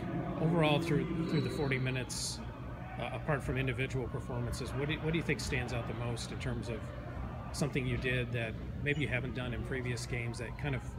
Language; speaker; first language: English; native; English